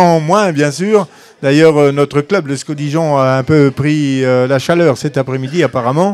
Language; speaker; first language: French; native; French